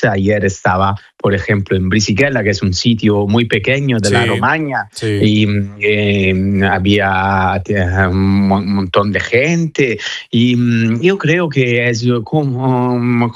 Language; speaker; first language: Spanish; non-native, fluent; Italian